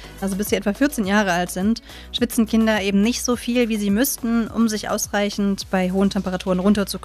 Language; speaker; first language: German; native; German